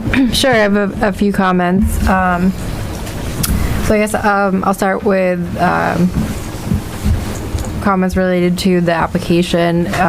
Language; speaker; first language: English; native; English